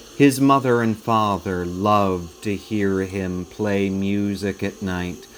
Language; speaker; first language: English; native; English